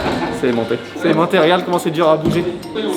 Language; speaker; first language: French; native; French